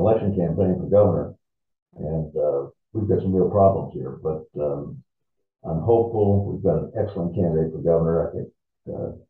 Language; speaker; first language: English; native; English